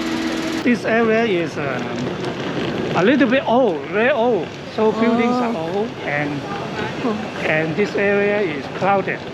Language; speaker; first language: English; non-native, local second language; Cantonese